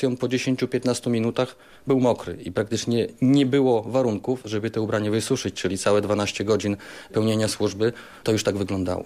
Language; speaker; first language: Polish; native; Polish